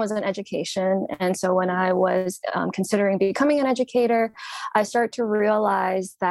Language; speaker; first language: English; non-native, local second language; Cantonese